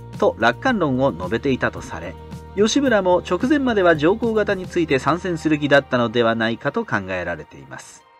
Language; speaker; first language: Japanese; native; Japanese